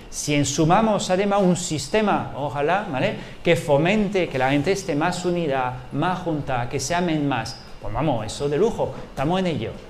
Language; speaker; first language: Spanish; non-native, fluent; French